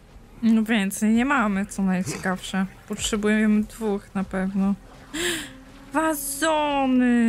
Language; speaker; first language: Polish; native; Polish